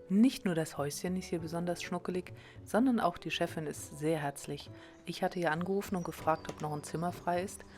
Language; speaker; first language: German; native; German